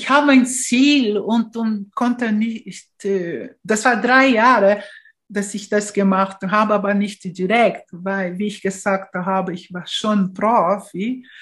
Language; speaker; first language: German; non-native, fluent; Portuguese